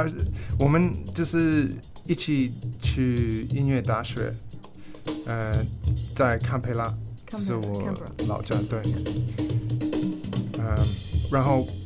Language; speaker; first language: Chinese; non-native, fluent; English